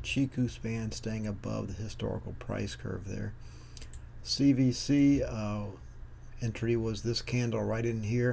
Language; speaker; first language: English; native; English